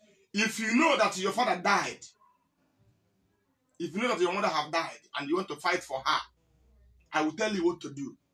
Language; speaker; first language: English; non-native, local second language; Igbo